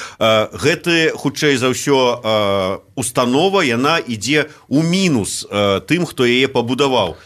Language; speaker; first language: Belarusian; native; Belarusian